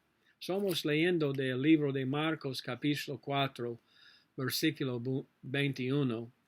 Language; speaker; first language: Spanish; non-native, learner; English